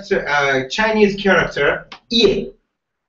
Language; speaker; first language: English; non-native, learner; Japanese